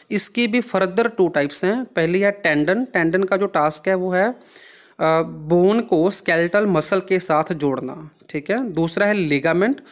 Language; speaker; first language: Hindi; non-native, local second language; Punjabi